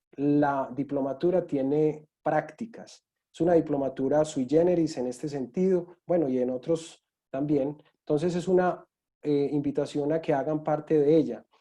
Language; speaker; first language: Spanish; native; Spanish